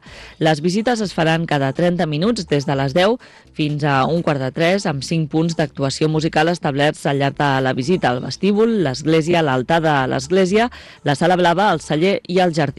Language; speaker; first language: Catalan; native; Catalan